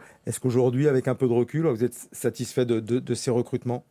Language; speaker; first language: French; native; French